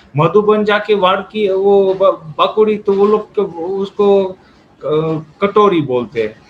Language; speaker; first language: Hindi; non-native, fluent; Gujarati